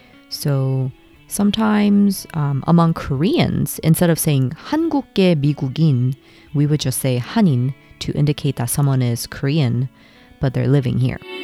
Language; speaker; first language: English; early bilingual, other home language; Korean